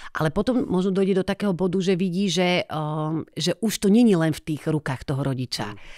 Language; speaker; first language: Slovak; native; Slovak